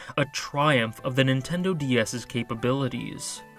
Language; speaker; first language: English; native; English